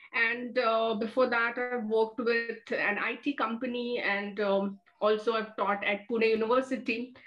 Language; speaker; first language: English; non-native, local second language; Marathi